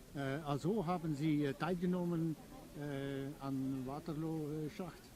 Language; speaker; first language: German; non-native, learner; French